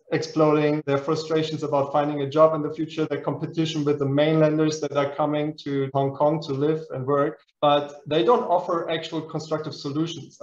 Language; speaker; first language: English; non-native, fluent; German